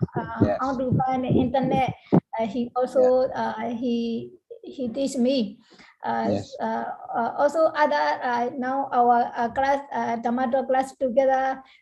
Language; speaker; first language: English; non-native, learner; Burmese